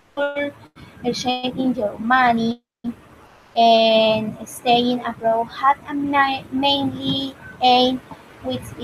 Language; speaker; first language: English; non-native, learner; Spanish